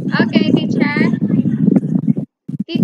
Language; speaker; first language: English; non-native, learner; Thai